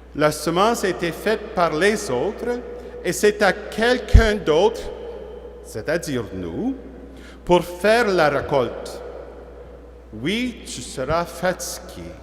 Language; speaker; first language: French; non-native, learner; English